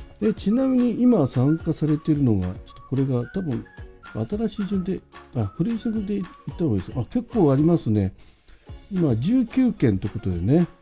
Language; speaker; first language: Japanese; native; Japanese